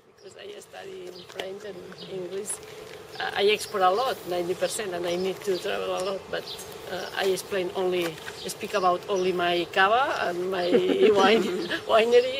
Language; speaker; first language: English; non-native, learner; Catalan